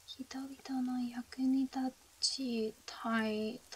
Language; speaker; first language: Japanese; non-native, learner; English